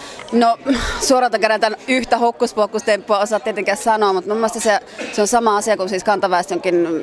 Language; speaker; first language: Finnish; native; Finnish